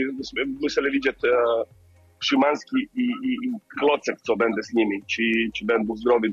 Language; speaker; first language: Polish; non-native, learner; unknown